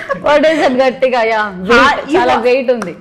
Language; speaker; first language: Telugu; non-native, learner; Malayalam